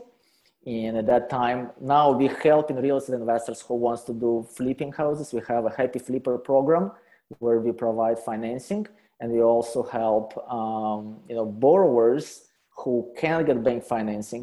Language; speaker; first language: English; non-native, fluent; Russian